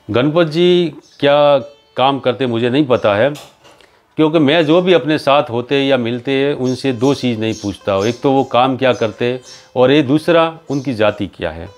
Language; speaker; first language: Hindi; native; Hindi